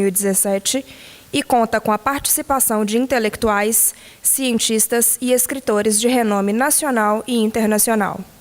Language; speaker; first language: Portuguese; native; Portuguese